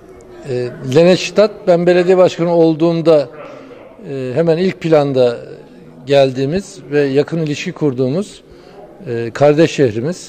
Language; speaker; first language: Turkish; native; Turkish